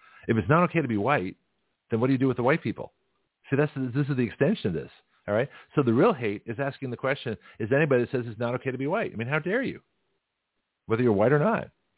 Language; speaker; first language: English; native; English